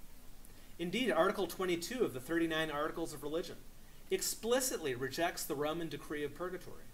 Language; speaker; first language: English; native; English